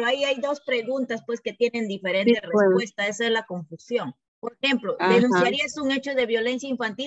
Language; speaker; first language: Spanish; native; Spanish